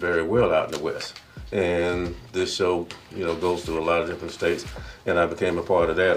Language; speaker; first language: English; native; English